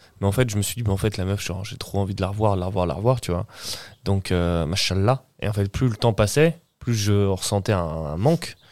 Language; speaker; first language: French; early bilingual, other home language; Portuguese